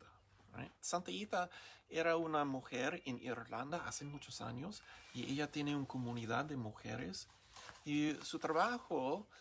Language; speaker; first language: Spanish; non-native, learner; English